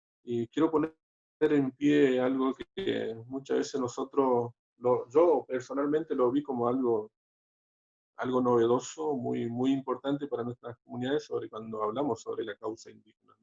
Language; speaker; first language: Spanish; non-native, local second language; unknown